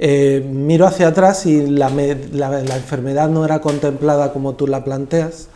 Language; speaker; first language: Spanish; native; Spanish